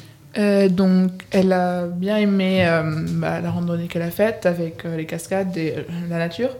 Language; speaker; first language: French; native; French